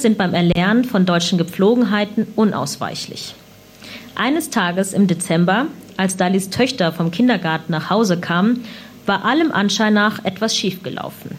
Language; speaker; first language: German; early bilingual, other home language; Punjabi